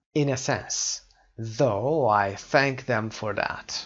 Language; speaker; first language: English; non-native, fluent; Persian